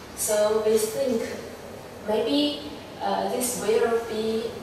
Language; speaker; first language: English; non-native, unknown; Chinese